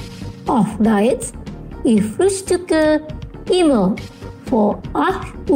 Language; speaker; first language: German; non-native, fluent; Indonesian